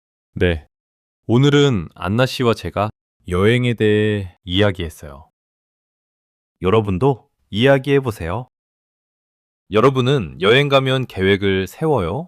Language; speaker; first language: Korean; early bilingual, heritage; English